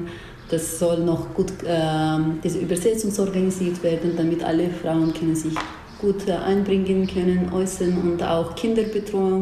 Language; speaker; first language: German; non-native, fluent; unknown